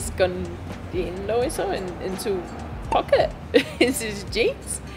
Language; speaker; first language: Spanish; non-native, learner; English